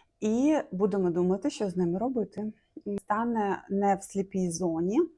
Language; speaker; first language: Ukrainian; non-native, local second language; Russian